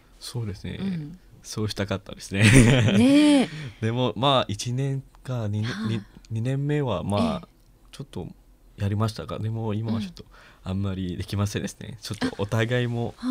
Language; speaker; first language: Japanese; non-native, learner; Malay